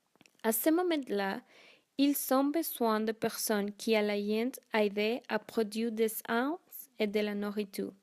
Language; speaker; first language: French; non-native, learner; Spanish